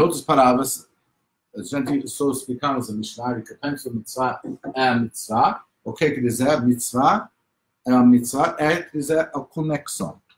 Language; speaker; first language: Portuguese; non-native, fluent; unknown